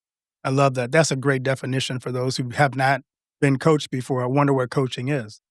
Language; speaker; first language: English; native; English